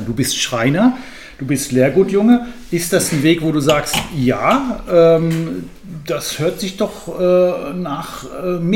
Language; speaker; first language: German; native; German